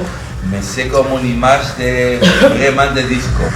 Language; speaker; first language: French; non-native, fluent; Spanish